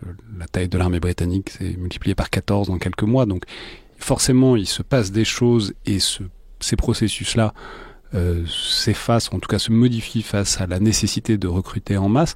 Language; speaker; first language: French; native; French